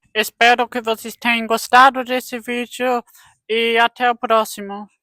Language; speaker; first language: Portuguese; early bilingual, heritage; Portuguese